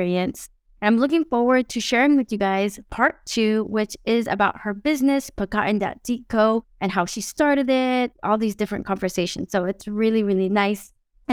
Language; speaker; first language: English; early bilingual, other home language; Filipino